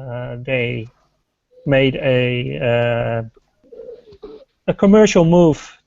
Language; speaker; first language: English; non-native, fluent; Dutch